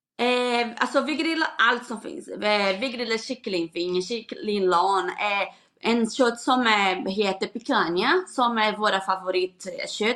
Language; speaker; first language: Swedish; non-native, fluent; Portuguese